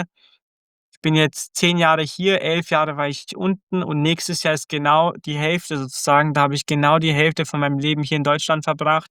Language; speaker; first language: German; early bilingual, other home language; Croatian